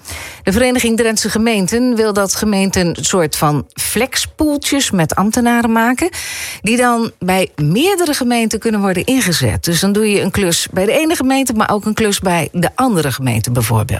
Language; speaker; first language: Dutch; native; Dutch